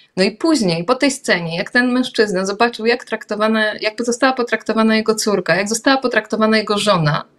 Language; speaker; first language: Polish; native; Polish